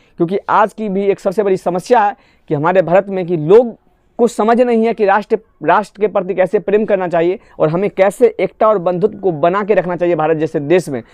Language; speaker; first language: Hindi; non-native, local second language; Assamese